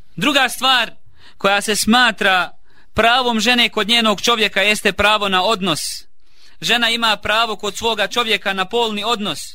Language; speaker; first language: Bosnian; native; Bosnian